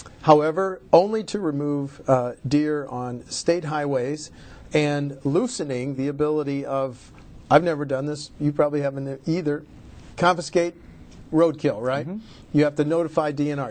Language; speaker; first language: English; native; English